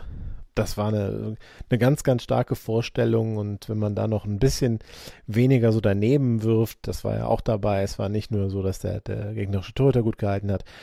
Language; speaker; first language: German; native; German